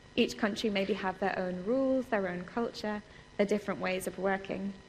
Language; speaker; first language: English; native; English